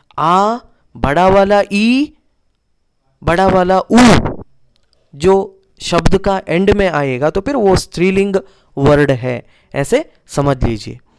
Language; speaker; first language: Hindi; non-native, local second language; Kannada